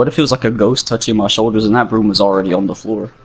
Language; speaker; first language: English; native; English